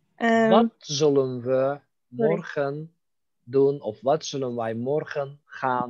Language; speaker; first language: Dutch; non-native, fluent; Turkish